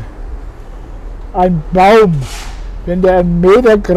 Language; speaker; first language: German; native; German